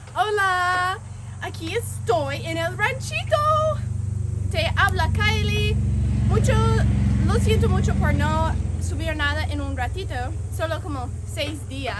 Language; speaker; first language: Spanish; non-native, fluent; English